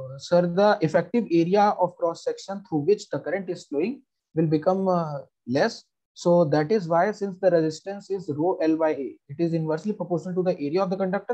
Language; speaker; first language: English; non-native, local second language; Hindi